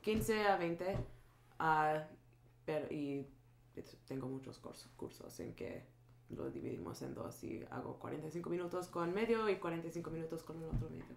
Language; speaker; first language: Spanish; non-native, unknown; English